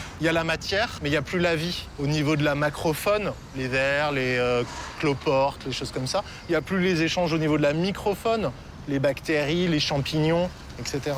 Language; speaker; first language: French; native; French